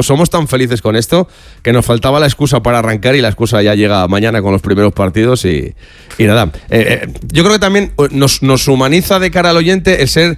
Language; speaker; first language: Spanish; native; Spanish